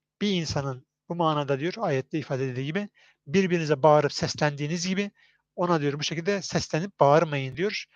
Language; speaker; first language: Turkish; native; Turkish